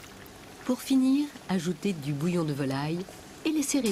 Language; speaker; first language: French; native; French